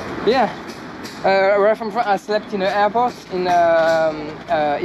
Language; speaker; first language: English; non-native, learner; French